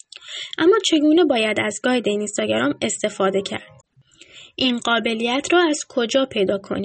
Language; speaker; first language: Persian; native; Persian